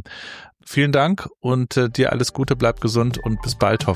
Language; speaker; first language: German; native; German